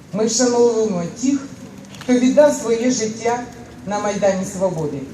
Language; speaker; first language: Ukrainian; native; Ukrainian